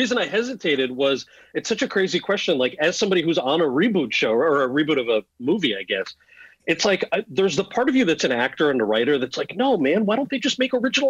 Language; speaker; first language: English; native; English